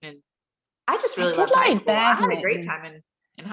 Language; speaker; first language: English; native; English